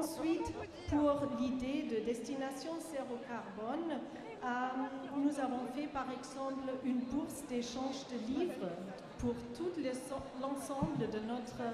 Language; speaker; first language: French; non-native, fluent; German